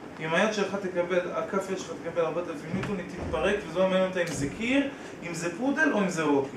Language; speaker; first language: Hebrew; native; Hebrew